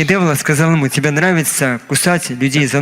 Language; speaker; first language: Russian; native; Russian